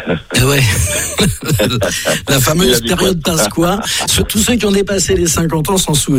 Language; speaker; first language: French; native; French